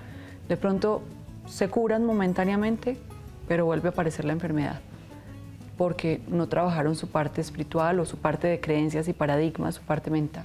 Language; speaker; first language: Spanish; native; Spanish